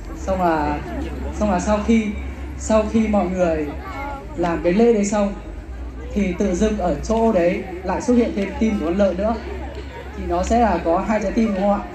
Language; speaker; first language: Vietnamese; non-native, local second language; Hmong